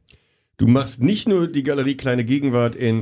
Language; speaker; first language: German; native; German